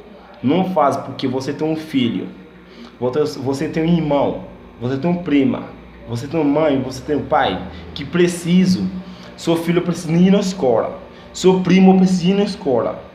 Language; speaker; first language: Portuguese; non-native, learner; Haitian Creole